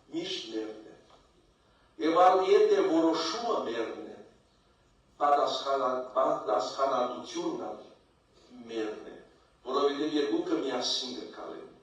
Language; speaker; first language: Armenian; early bilingual, heritage; Armenian